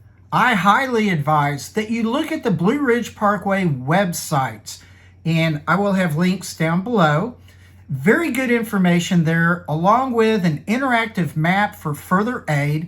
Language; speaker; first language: English; native; English